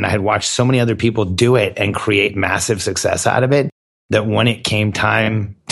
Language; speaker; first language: English; native; English